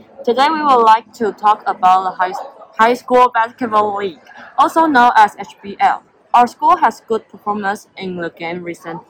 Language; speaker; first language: English; non-native, learner; Chinese